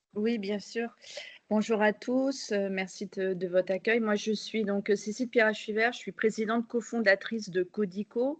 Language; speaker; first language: French; native; French